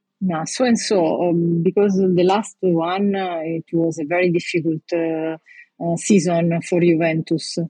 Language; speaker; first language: English; non-native, learner; Italian